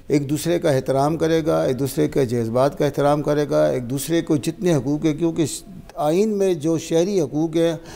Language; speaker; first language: Urdu; non-native, local second language; Pashto